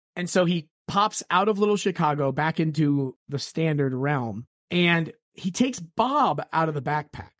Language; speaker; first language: English; native; English